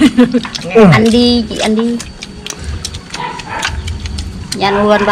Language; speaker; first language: Vietnamese; native; Vietnamese